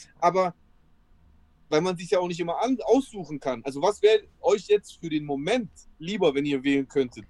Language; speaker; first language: German; early bilingual, other home language; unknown